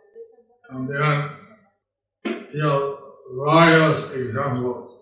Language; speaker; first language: Spanish; non-native, learner; English